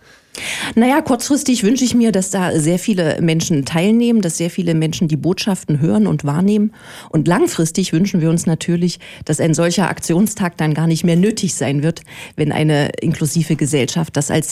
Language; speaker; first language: German; native; German